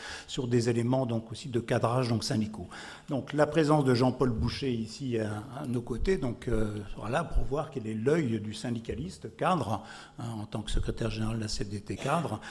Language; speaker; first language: French; native; French